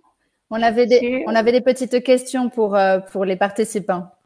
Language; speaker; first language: French; native; French